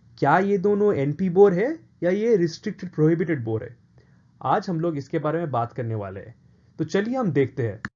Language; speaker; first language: Hindi; non-native, local second language; Bangla